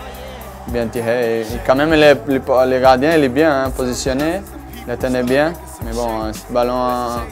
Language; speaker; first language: French; non-native, learner; Portuguese